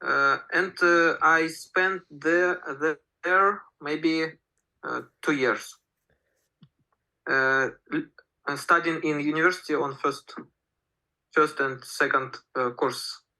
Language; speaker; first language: English; non-native, learner; Russian